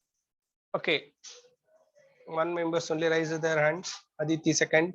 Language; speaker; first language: English; non-native, local second language; Kannada